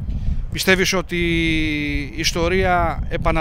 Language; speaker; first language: Greek; native; Greek